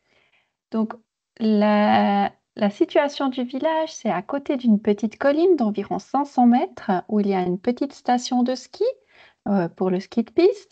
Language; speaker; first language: French; native; French